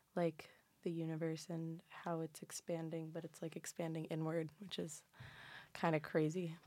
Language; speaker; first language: English; native; English